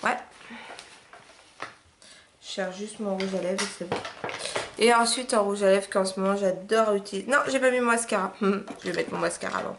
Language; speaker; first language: French; native; French